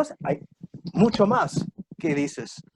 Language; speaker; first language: Spanish; non-native, fluent; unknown